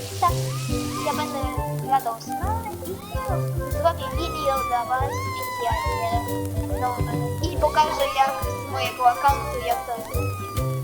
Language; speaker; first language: Polish; non-native, learner; Ukrainian